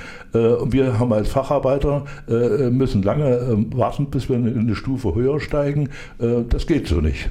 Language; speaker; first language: German; native; German